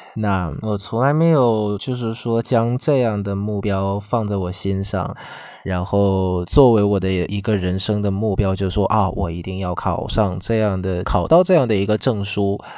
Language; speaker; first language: Chinese; non-native, fluent; Vietnamese